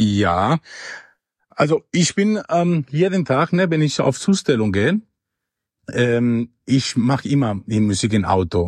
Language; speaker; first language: German; non-native, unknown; Spanish